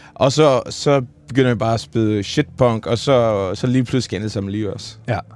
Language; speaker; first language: Danish; non-native, local second language; Faroese